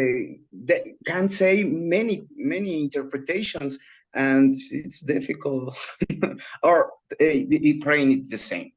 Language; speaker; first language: English; non-native, learner; Spanish